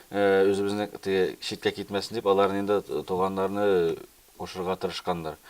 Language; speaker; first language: Tatar; early bilingual, heritage; Tatar